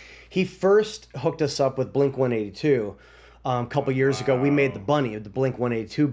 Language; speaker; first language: English; native; English